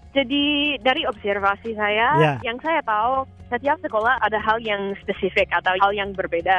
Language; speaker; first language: Indonesian; non-native, fluent; English